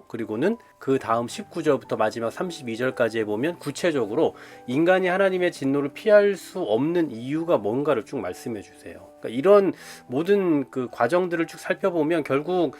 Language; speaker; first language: Korean; native; Korean